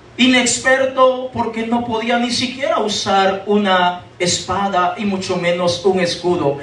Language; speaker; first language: Spanish; native; Spanish